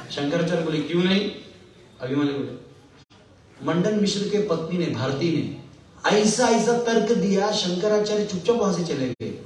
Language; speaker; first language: Hindi; native; Hindi